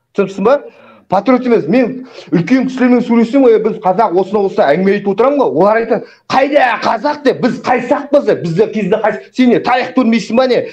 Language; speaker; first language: Kazakh; native; Kazakh